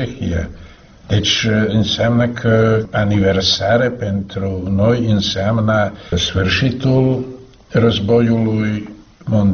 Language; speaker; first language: Romanian; non-native, fluent; Slovak